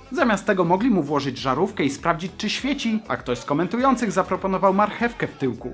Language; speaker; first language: Polish; native; Polish